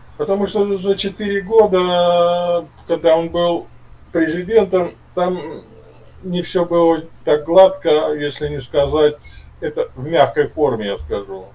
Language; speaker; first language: Russian; native; Russian